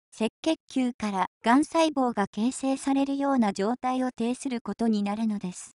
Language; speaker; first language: Japanese; native; Japanese